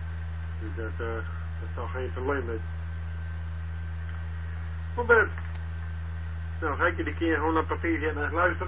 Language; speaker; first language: Dutch; native; Dutch